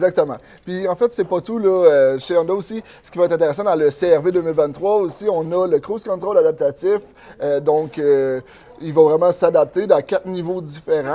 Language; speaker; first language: French; native; French